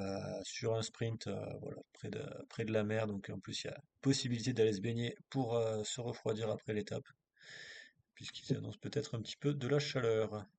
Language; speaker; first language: French; native; French